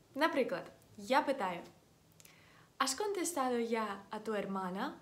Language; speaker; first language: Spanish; non-native, fluent; Ukrainian